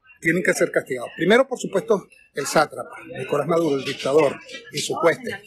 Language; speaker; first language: Spanish; native; Spanish